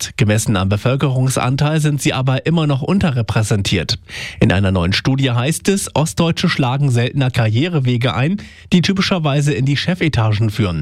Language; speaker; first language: German; native; German